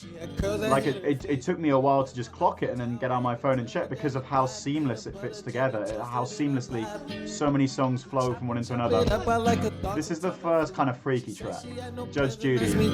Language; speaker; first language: English; native; English